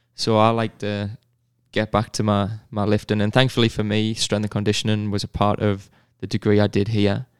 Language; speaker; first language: English; native; English